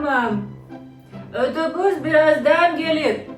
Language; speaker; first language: Turkish; non-native, learner; Russian